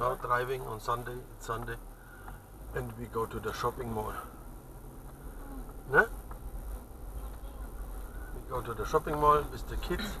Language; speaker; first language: English; non-native, learner; German